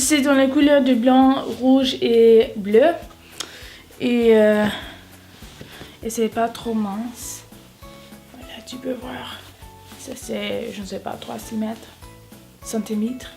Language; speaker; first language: French; non-native, learner; English